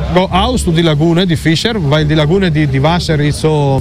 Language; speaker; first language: German; non-native, learner; Italian